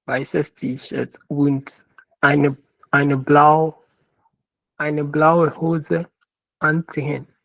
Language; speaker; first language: German; non-native, learner; Akan